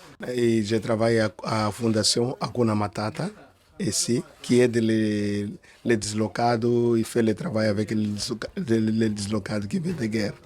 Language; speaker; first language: French; non-native, learner; Portuguese